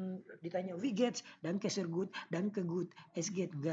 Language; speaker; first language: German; non-native, learner; Indonesian